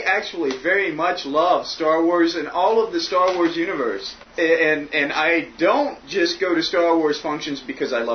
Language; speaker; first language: English; native; English